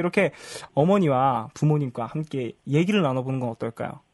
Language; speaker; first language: Korean; native; Korean